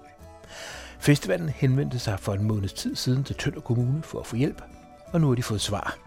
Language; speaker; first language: Danish; native; Danish